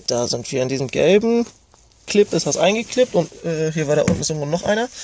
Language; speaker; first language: German; native; German